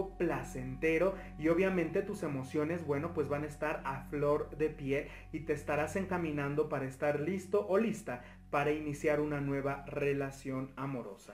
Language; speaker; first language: Spanish; native; Spanish